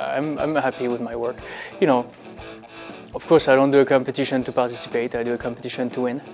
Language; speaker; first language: English; non-native, fluent; French